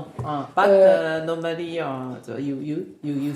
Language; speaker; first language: English; non-native, learner; Japanese